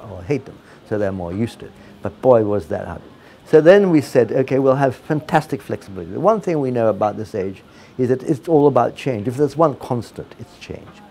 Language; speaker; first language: English; non-native, fluent; Italian